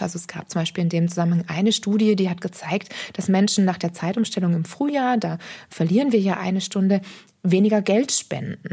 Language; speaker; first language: German; native; German